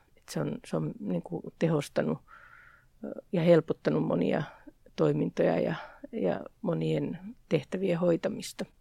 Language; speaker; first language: Finnish; native; Finnish